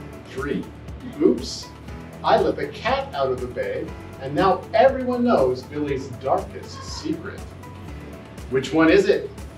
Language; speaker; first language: English; native; English